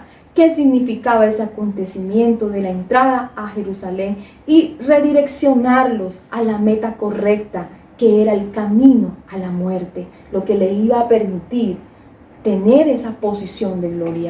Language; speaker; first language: Spanish; native; Spanish